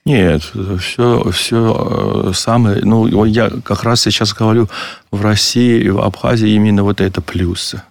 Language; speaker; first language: Russian; non-native, learner; Chinese